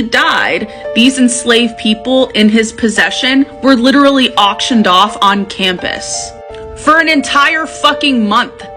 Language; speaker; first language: English; native; English